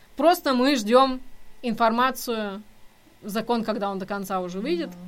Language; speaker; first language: Russian; native; Russian